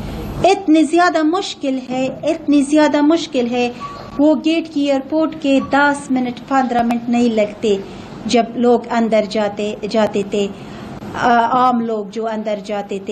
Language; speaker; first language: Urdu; non-native, fluent; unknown